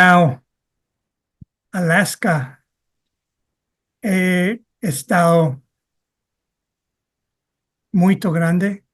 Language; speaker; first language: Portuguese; non-native, learner; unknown